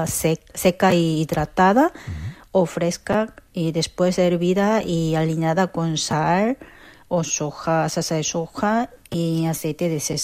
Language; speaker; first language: Spanish; non-native, fluent; Korean